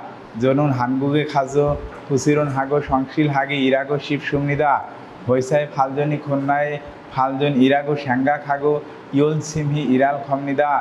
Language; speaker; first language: Korean; non-native, learner; Bangla